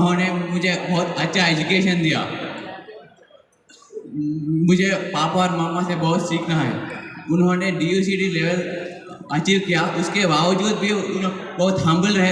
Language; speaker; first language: Hindi; non-native, local second language; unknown